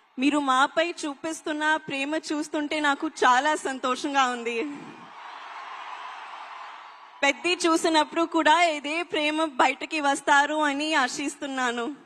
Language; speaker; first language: Telugu; non-native, learner; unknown